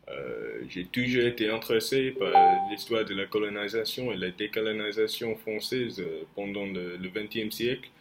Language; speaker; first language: French; non-native, fluent; English